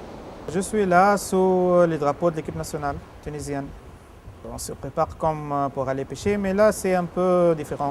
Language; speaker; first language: French; non-native, local second language; Arabic